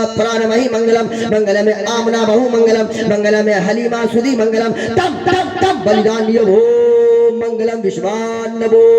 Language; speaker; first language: Hindi; native; Hindi